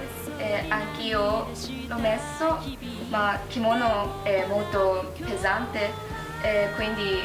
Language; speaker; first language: Italian; non-native, learner; Japanese